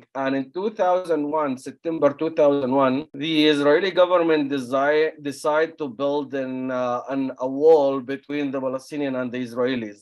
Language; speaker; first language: English; non-native, fluent; Arabic